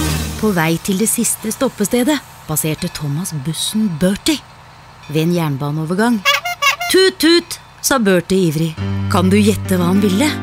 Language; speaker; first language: Norwegian; native; Norwegian